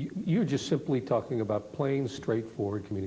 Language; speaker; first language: English; native; English